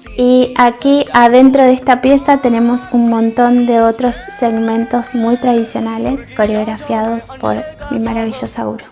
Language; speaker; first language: Spanish; native; Spanish